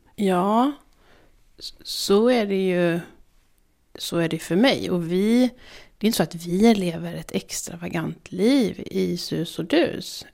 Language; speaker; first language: Swedish; native; Swedish